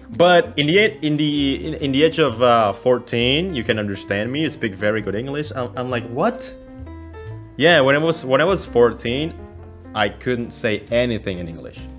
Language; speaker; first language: English; non-native, fluent; Indonesian